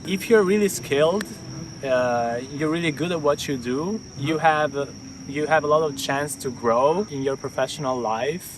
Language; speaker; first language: English; non-native, fluent; Italian